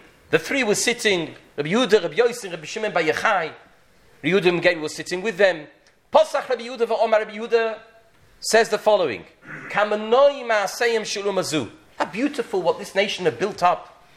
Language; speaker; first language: English; native; English